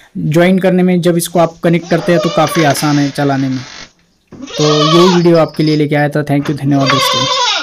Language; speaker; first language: Hindi; non-native, local second language; Marathi